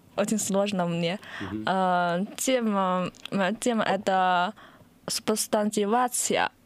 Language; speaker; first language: Russian; non-native, fluent; Chinese